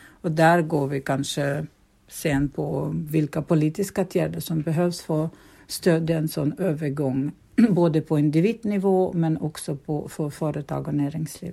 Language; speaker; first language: Swedish; non-native, fluent; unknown